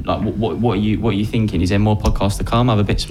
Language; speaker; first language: English; native; English